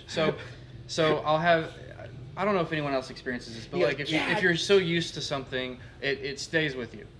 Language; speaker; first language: English; native; English